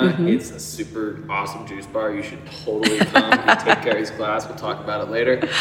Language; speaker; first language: English; native; English